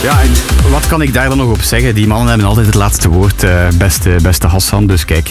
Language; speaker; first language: Dutch; native; Dutch